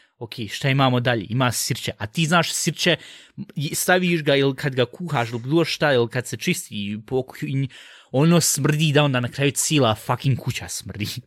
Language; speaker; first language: Bosnian; early bilingual, heritage; Bosnian